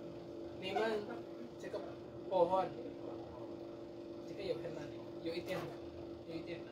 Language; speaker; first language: Chinese; non-native, learner; Indonesian